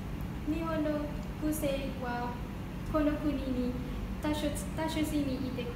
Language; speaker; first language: Japanese; non-native, learner; Malay